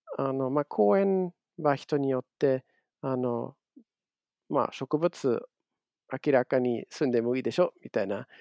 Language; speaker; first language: Japanese; non-native, fluent; German